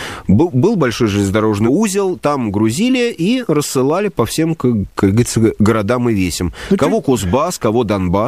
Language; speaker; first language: Russian; native; Russian